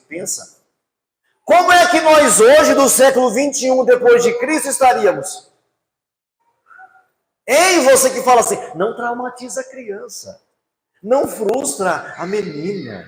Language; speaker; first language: Portuguese; native; Portuguese